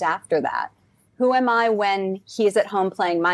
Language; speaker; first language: English; native; English